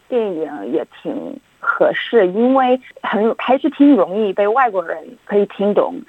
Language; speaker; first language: Chinese; non-native, fluent; English